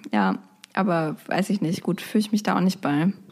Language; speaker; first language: German; native; German